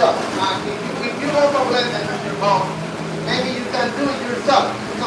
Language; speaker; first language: English; non-native, learner; Spanish